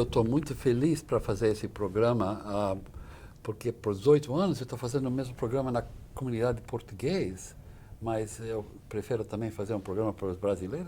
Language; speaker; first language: Portuguese; non-native, fluent; English